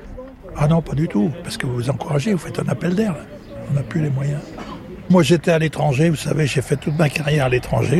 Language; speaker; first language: French; native; French